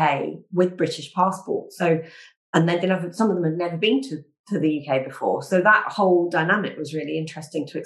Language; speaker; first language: English; native; English